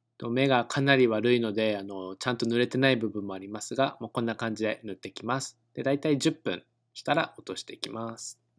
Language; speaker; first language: Japanese; native; Japanese